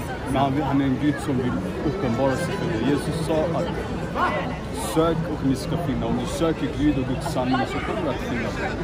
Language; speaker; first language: Swedish; non-native, fluent; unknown